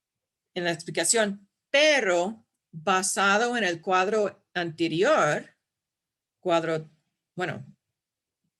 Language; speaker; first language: Spanish; non-native, fluent; English